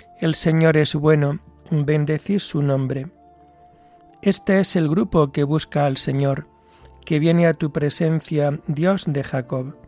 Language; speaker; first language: Spanish; native; Spanish